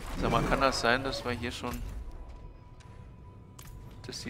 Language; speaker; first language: German; native; German